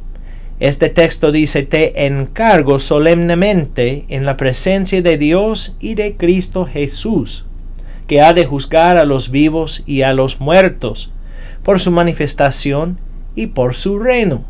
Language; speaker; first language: Spanish; non-native, fluent; English